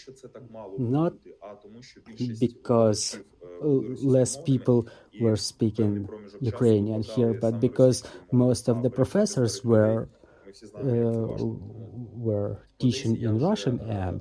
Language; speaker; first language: English; non-native, fluent; Russian